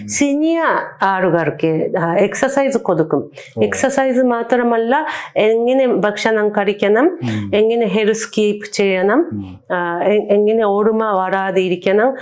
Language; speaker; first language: Malayalam; non-native, learner; Japanese